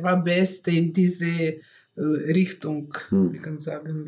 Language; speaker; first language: German; non-native, learner; Russian